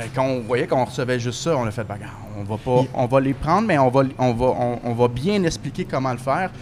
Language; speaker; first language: French; native; French